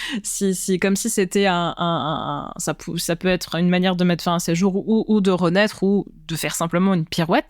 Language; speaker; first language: French; native; French